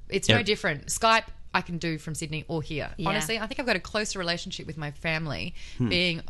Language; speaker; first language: English; native; English